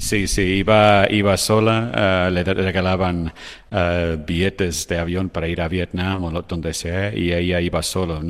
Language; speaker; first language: Spanish; non-native, fluent; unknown